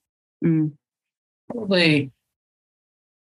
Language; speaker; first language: English; non-native, fluent; Spanish